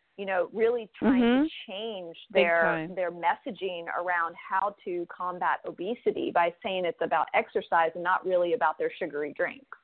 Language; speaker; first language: English; native; English